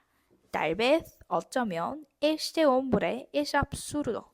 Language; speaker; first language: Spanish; non-native, fluent; Korean